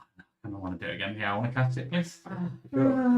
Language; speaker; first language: English; native; English